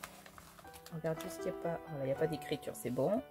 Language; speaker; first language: French; native; French